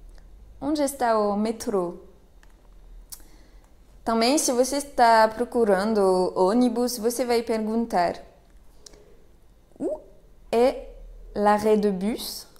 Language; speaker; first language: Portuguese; non-native, fluent; French